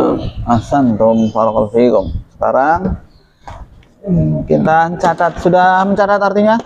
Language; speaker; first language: Indonesian; native; Indonesian